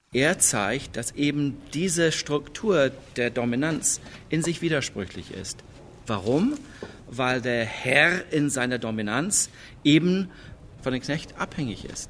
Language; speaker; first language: German; non-native, fluent; English